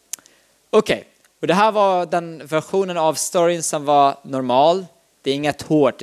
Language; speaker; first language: Swedish; non-native, fluent; Arabic